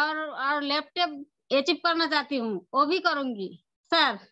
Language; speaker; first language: Hindi; non-native, local second language; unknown